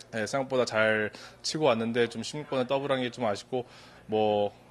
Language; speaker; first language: Korean; native; Korean